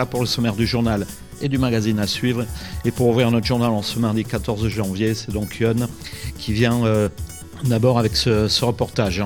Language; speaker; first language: French; native; French